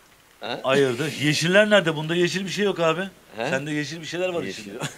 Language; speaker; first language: Turkish; native; Turkish